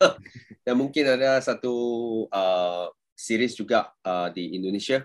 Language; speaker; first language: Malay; non-native, local second language; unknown